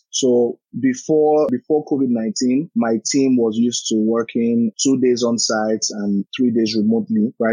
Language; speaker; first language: English; non-native, local second language; Yoruba